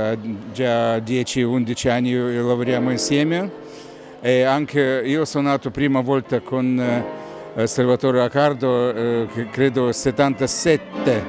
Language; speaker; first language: Italian; non-native, learner; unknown